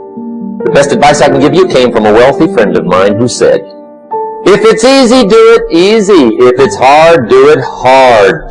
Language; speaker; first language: English; native; English